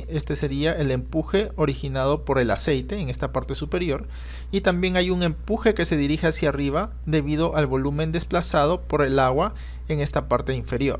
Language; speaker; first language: Spanish; native; Spanish